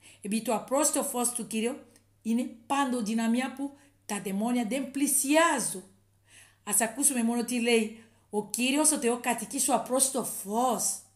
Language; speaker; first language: Greek; non-native, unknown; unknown